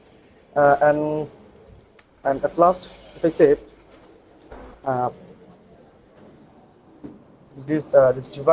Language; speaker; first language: English; non-native, learner; Bangla